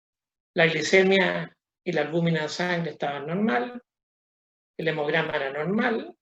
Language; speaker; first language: Spanish; native; Spanish